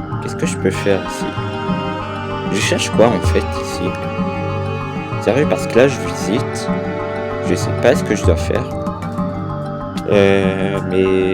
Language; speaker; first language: French; native; French